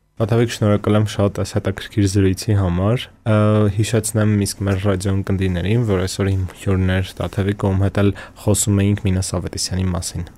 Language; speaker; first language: Armenian; native; Armenian